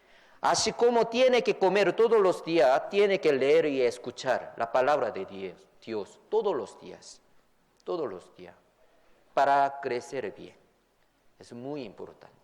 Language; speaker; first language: Spanish; non-native, fluent; Korean